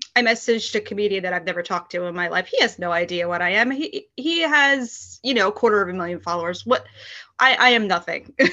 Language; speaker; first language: English; native; English